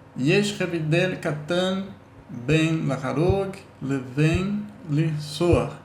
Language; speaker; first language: Hebrew; non-native, learner; Portuguese